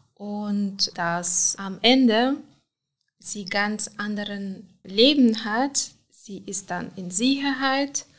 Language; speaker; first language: German; non-native, fluent; Russian